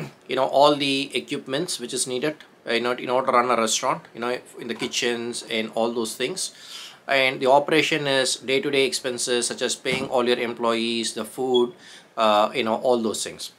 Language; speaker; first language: English; non-native, local second language; Tamil